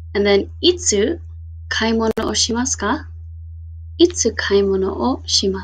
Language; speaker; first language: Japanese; non-native, fluent; English